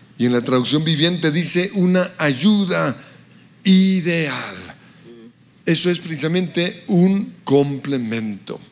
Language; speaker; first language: Spanish; early bilingual, other home language; English